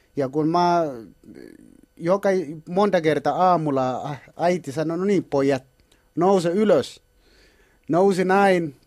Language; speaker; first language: Finnish; non-native, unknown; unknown